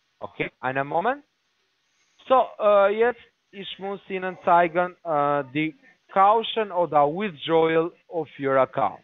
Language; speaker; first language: German; non-native, learner; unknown